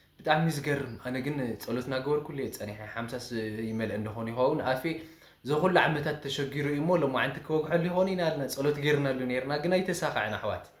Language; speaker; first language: Tigrinya; native; Tigrinya